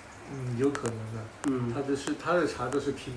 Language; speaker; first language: Chinese; native; Chinese